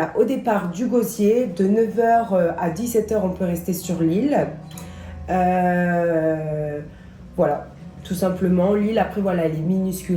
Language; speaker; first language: French; native; French